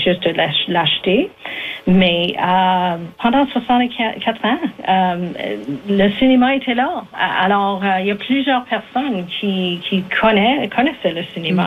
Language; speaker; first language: French; native; French